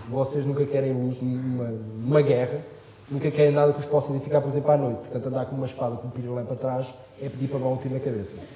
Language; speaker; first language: Portuguese; non-native, fluent; French